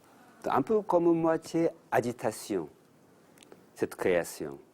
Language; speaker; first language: French; non-native, learner; Japanese